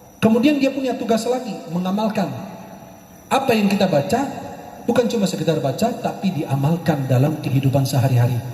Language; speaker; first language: Indonesian; non-native, fluent; Arabic